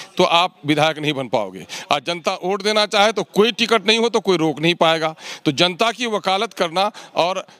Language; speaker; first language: Hindi; native; Hindi